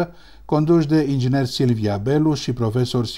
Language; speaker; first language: Romanian; native; Romanian